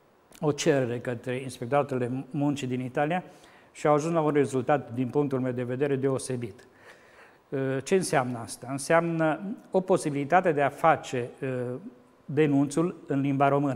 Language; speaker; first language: Romanian; native; Romanian